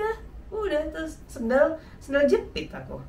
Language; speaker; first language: Indonesian; native; Indonesian